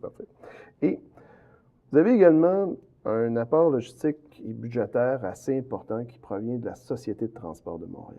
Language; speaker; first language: French; native; French